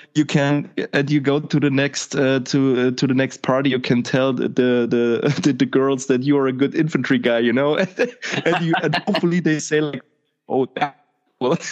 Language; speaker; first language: English; non-native, fluent; German